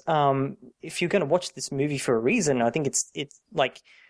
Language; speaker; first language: English; native; English